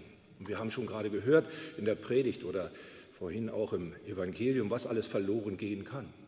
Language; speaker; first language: German; native; German